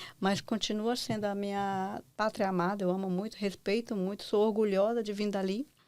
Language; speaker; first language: Portuguese; native; Portuguese